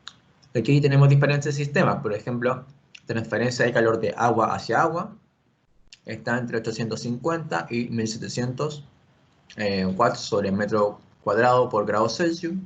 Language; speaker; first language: Spanish; native; Spanish